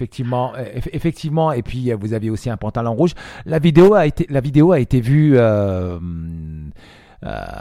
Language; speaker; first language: French; native; French